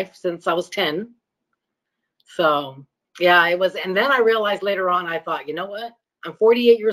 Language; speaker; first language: English; early bilingual, other home language; Greek